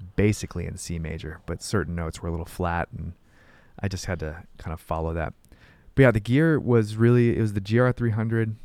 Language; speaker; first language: English; native; English